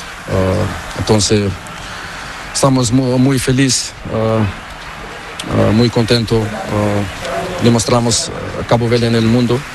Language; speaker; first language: Spanish; non-native, learner; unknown